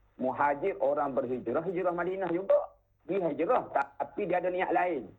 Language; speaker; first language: Malay; native; Malay